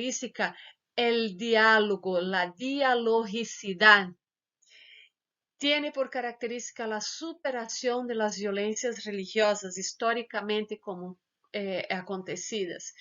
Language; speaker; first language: Spanish; non-native, fluent; Portuguese